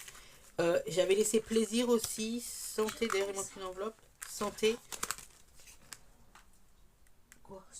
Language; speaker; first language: French; native; French